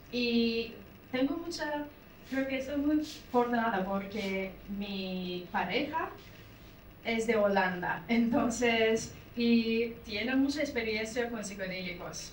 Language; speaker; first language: Spanish; non-native, learner; English